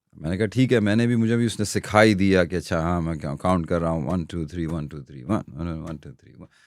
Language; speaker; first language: Urdu; non-native, local second language; Punjabi